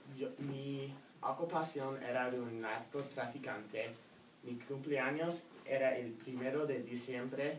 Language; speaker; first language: Spanish; non-native, learner; English